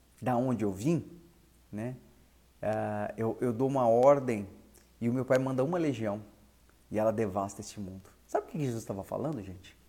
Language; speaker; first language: Portuguese; native; Portuguese